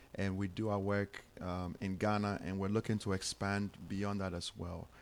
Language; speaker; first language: English; non-native, local second language; Akan